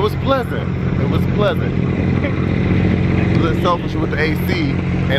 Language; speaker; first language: English; native; English